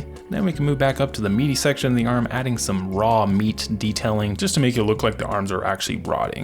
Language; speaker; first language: English; native; English